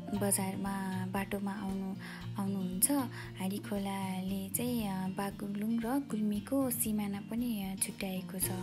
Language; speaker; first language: Nepali; native; Nepali